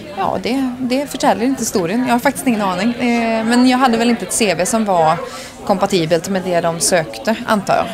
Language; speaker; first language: Swedish; native; Swedish